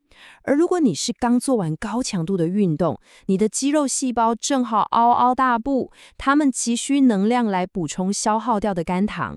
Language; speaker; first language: Chinese; native; Chinese